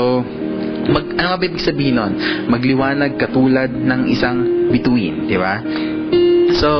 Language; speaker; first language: Filipino; native; Filipino